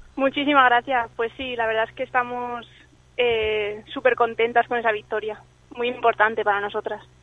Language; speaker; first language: Spanish; early bilingual, other home language; English